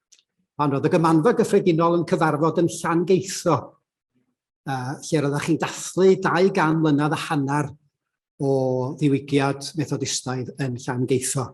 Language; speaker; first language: Welsh; native; Welsh